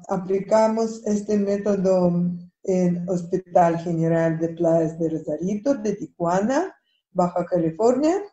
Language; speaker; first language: Spanish; non-native, fluent; Russian